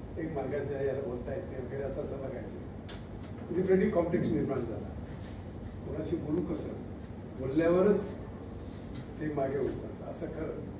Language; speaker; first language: Marathi; non-native, local second language; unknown